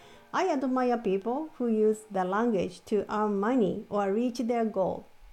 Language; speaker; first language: English; non-native, fluent; Japanese